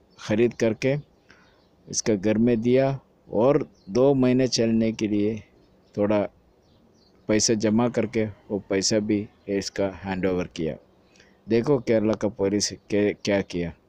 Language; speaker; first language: Hindi; non-native, local second language; Malayalam